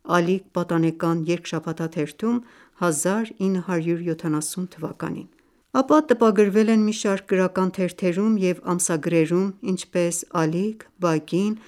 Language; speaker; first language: Armenian; early bilingual, heritage; Armenian